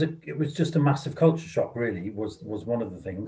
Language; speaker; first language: English; native; English